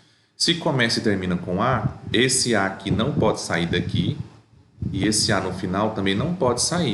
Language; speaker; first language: Portuguese; native; Portuguese